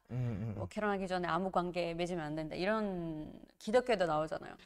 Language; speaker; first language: Korean; non-native, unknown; Georgian